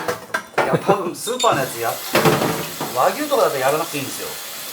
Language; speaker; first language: Japanese; native; Japanese